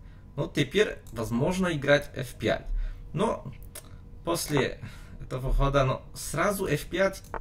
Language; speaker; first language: Russian; non-native, learner; Polish